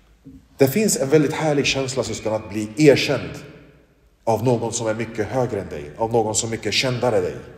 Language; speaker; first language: Swedish; non-native, local second language; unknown